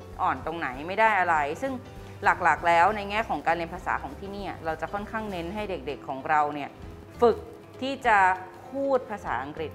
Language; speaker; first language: Thai; native; Thai